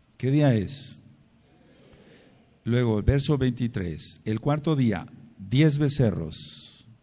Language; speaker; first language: Spanish; native; Spanish